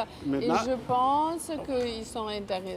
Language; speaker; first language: French; non-native, fluent; Spanish